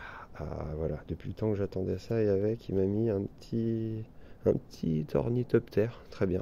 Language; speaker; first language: French; native; French